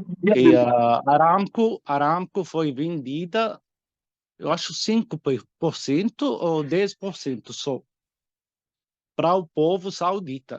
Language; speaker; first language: Portuguese; non-native, fluent; Arabic